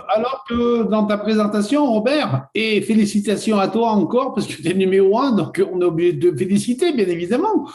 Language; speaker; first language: French; native; French